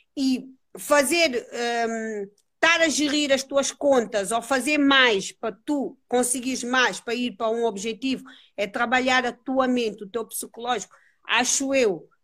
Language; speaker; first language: Portuguese; non-native, local second language; Kabuverdianu